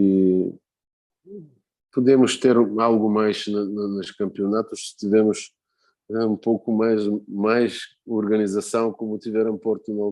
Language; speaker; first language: Portuguese; non-native, fluent; Bulgarian